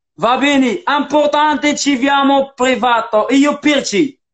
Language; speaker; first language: Italian; non-native, learner; Arabic